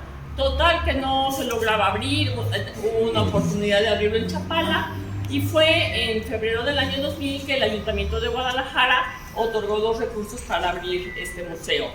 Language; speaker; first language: Spanish; native; Spanish